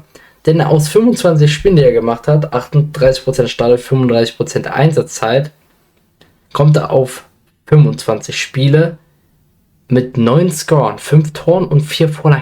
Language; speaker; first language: German; native; German